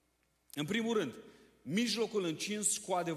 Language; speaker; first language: Romanian; native; Romanian